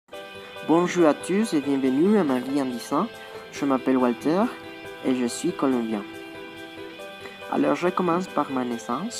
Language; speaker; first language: French; non-native, learner; Spanish